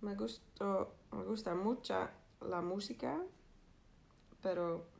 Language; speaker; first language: Spanish; non-native, learner; Dutch